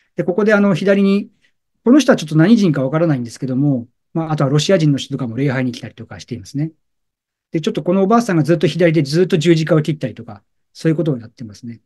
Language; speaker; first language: Japanese; native; Japanese